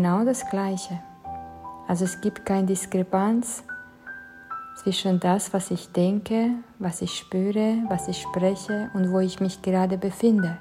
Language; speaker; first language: German; non-native, fluent; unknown